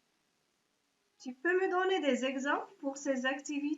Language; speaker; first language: French; non-native, local second language; Arabic